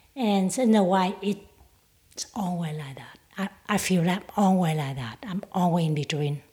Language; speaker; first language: English; non-native, learner; Vietnamese